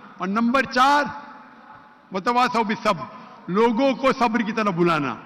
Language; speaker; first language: Urdu; non-native, local second language; Konkani